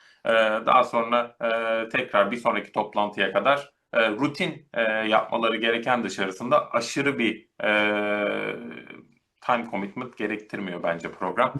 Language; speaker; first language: Turkish; native; Turkish